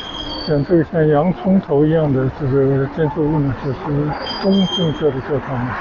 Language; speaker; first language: Chinese; native; Chinese